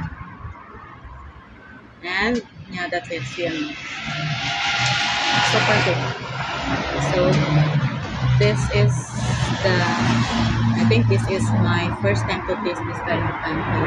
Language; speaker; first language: English; non-native, learner; Filipino